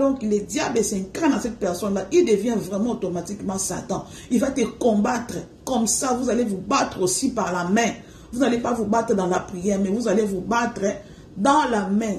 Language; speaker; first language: French; non-native, local second language; Lingala